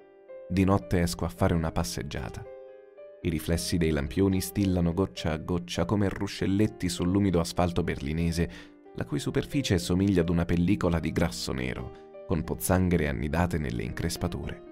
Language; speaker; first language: Italian; native; Italian